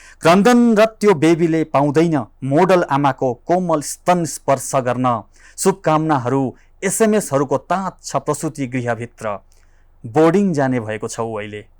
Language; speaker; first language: Nepali; native; Nepali